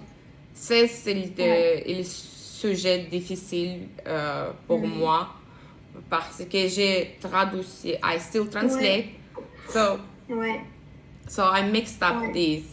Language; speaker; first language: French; non-native, learner; Russian